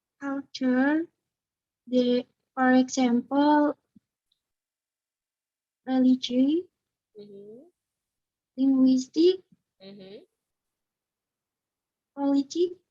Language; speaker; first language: English; non-native, learner; Indonesian